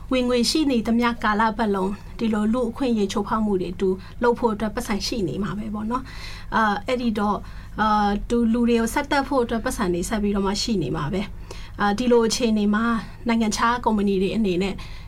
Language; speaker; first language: Burmese; non-native, local second language; Shan